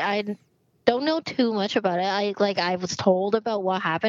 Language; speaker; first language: English; non-native, local second language; Cantonese